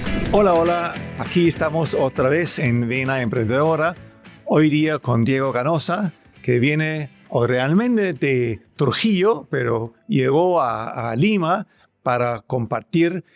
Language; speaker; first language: Spanish; non-native, fluent; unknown